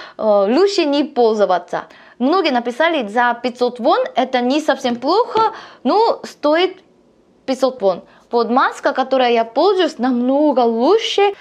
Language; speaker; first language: Russian; non-native, learner; Korean